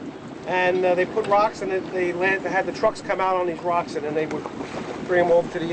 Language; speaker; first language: English; native; English